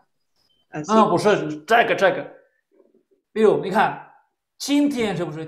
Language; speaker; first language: Chinese; non-native, fluent; Spanish